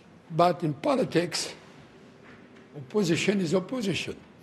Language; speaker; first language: English; non-native, fluent; French